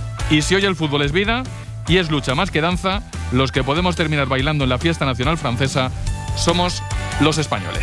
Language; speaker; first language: Spanish; native; Spanish